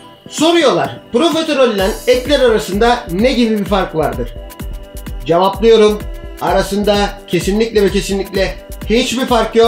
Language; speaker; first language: Turkish; native; Turkish